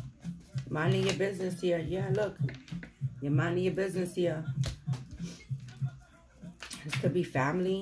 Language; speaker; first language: English; native; English